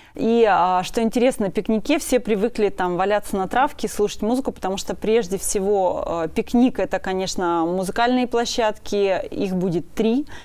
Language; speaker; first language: Russian; native; Russian